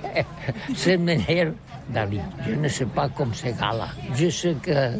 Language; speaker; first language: French; non-native, learner; Catalan